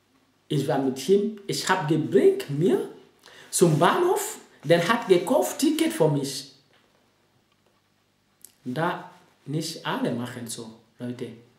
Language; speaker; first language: German; non-native, learner; French